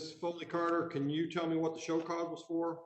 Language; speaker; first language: English; native; English